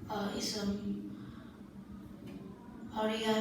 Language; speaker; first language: English; non-native, learner; Vietnamese